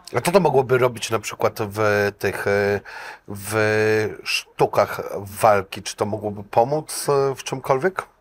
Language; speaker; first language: Polish; native; Polish